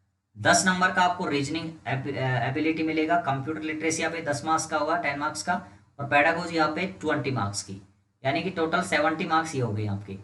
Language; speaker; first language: Hindi; native; Hindi